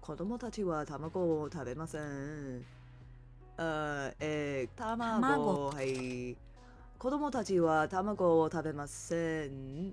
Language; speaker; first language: Japanese; non-native, learner; English